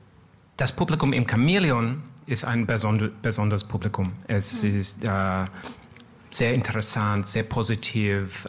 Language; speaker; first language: German; non-native, learner; English